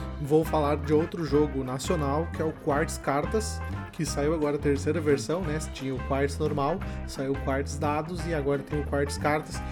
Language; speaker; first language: Portuguese; native; Portuguese